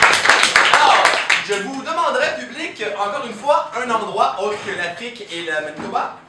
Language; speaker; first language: French; native; French